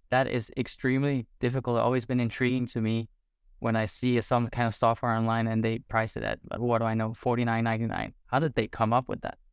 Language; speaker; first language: English; non-native, fluent; Portuguese